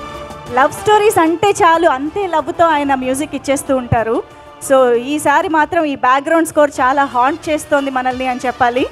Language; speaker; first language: Telugu; native; Telugu